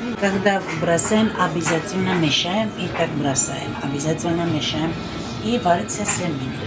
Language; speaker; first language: Russian; non-native, learner; Georgian